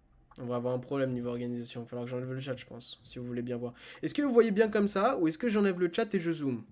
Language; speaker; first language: French; native; French